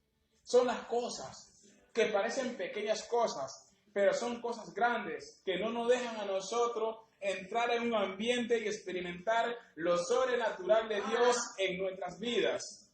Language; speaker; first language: Spanish; native; Spanish